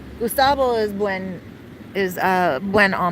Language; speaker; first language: Spanish; non-native, learner; English